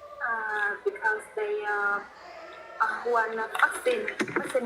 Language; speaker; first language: English; non-native, learner; Vietnamese